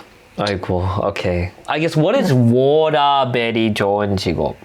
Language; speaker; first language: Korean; non-native, fluent; English